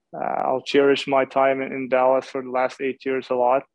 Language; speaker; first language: English; non-native, fluent; Swedish